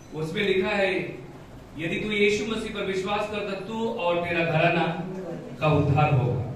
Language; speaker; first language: Hindi; non-native, local second language; Marathi